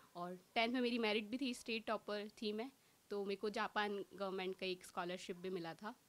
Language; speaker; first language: Hindi; native; Hindi